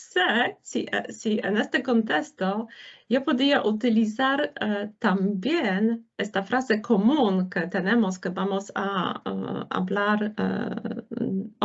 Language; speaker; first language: Spanish; non-native, fluent; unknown